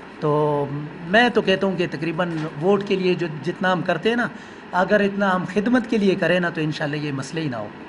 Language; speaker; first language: Urdu; non-native, local second language; Pashto